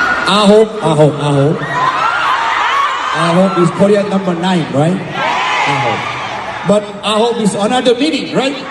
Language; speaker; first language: English; non-native, learner; Korean